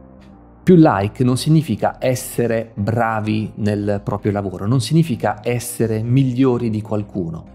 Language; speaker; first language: Italian; native; Italian